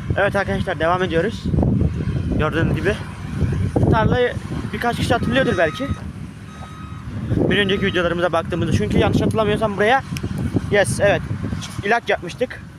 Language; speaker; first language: Turkish; native; Turkish